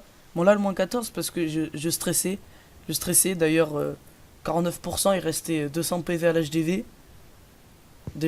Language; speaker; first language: French; native; French